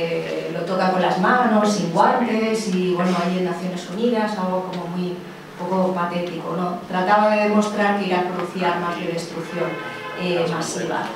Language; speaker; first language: Spanish; native; Spanish